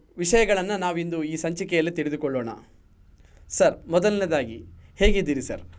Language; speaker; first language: Kannada; native; Kannada